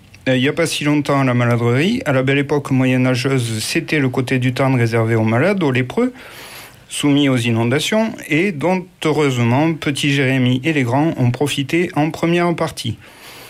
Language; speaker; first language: French; native; French